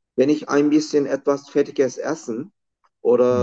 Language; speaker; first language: German; non-native, learner; Turkish